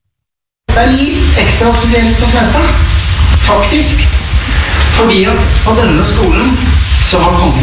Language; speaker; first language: Norwegian; native; Norwegian